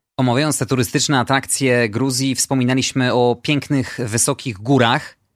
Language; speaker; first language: Polish; native; Polish